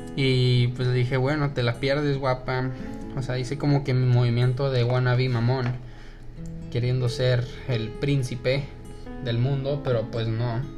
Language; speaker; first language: Spanish; native; Spanish